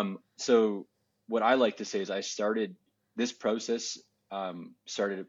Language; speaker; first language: English; native; English